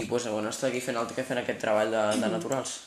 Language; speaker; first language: Catalan; non-native, local second language; Spanish